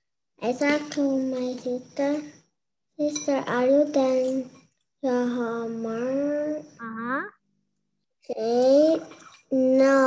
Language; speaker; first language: English; non-native, learner; Indonesian